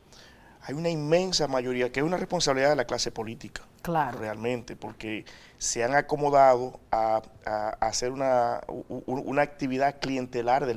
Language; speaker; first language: Spanish; native; Spanish